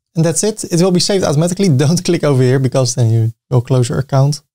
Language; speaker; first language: English; non-native, fluent; Dutch